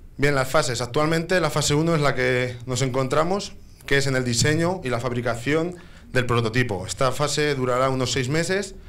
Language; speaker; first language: Spanish; native; Spanish